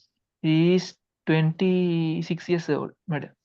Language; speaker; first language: English; non-native, learner; Sinhala